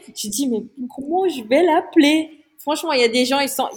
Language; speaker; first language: French; non-native, local second language; Malagasy